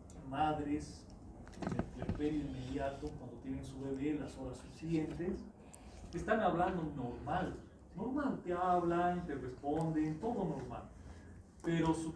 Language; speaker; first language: Spanish; native; Spanish